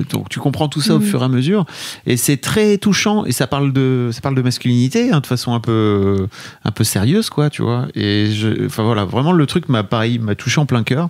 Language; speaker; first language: French; native; French